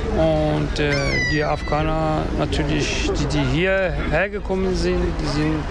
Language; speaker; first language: German; non-native, learner; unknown